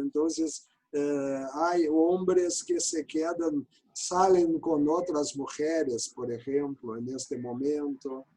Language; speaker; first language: Spanish; non-native, learner; Portuguese